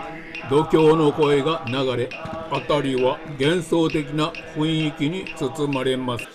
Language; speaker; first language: Japanese; native; Japanese